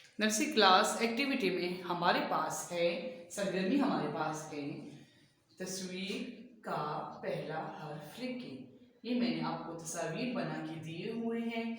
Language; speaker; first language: Urdu; native; Urdu